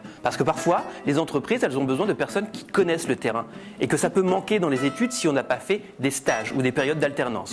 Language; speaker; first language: French; native; French